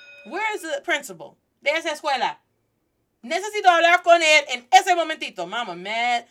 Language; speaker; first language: Spanish; non-native, fluent; English